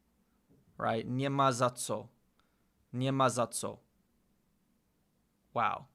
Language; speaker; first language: Polish; non-native, learner; English